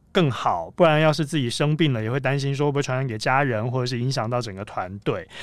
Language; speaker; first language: Chinese; native; Chinese